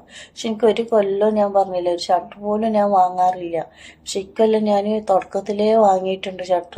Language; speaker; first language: Malayalam; native; Malayalam